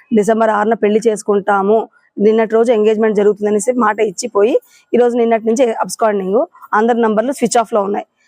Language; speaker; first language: Telugu; native; Telugu